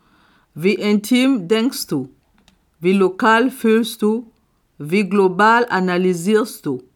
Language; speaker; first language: German; non-native, fluent; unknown